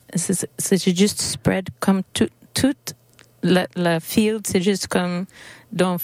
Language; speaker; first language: French; non-native, learner; Swedish